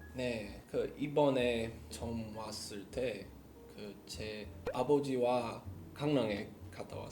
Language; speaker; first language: Korean; non-native, learner; English